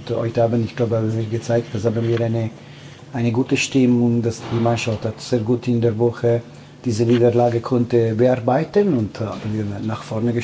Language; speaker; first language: German; non-native, fluent; Italian